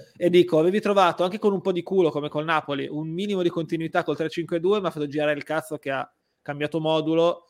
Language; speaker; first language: Italian; native; Italian